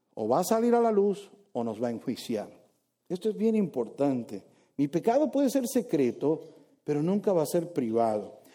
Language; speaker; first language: Spanish; native; Spanish